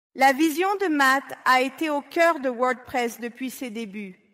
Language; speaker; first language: French; non-native, fluent; Spanish